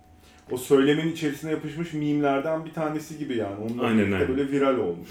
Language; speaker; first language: Turkish; native; Turkish